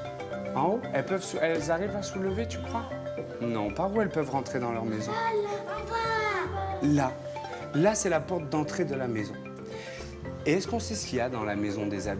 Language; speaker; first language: French; native; French